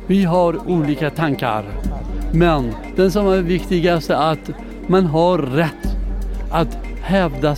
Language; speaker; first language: Swedish; non-native, learner; Persian